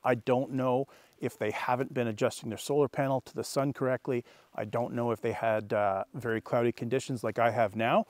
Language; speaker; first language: English; native; English